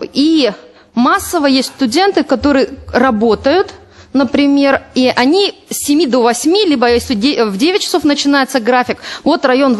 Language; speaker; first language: Russian; native; Russian